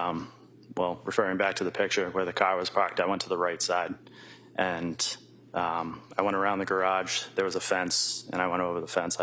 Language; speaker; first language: English; native; English